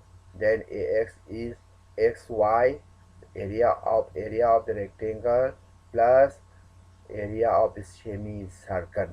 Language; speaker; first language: English; non-native, local second language; Manipuri